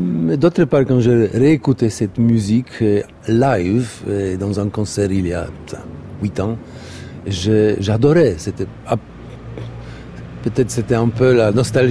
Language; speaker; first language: French; non-native, fluent; Polish